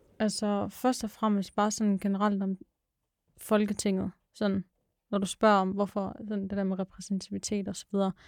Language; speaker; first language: Danish; early bilingual, other home language; Arabic